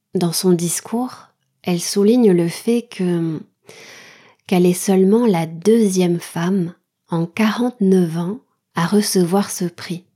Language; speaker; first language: French; native; French